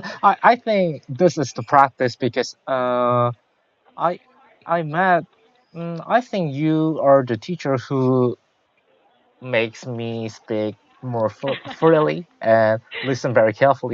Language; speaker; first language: English; non-native, learner; Korean